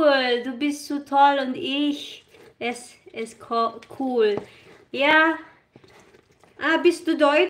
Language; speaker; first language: German; non-native, learner; Filipino